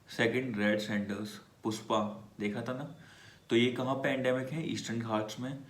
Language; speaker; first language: Hindi; native; Hindi